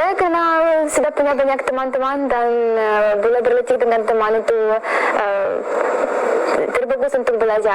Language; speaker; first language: Indonesian; non-native, learner; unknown